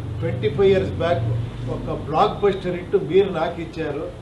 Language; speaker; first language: Telugu; non-native, learner; Kannada